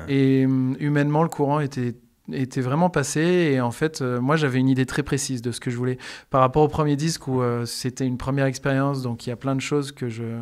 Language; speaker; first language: French; native; French